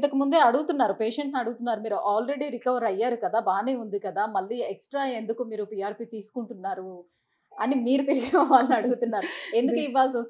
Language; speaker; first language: Telugu; native; Telugu